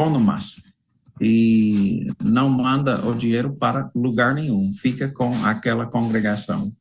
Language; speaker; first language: Portuguese; non-native, fluent; English